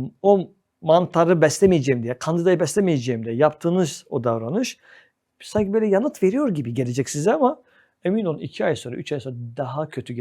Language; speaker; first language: Turkish; native; Turkish